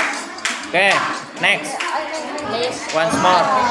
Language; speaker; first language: English; non-native, learner; Indonesian